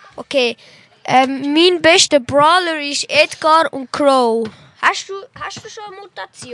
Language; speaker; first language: German; native; German